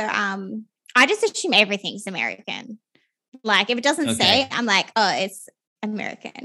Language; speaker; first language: English; native; English